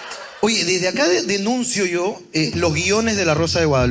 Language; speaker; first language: Spanish; native; Spanish